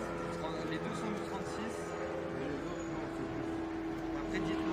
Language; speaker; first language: French; native; French